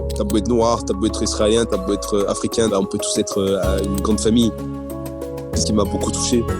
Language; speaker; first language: French; early bilingual, other home language; Rundi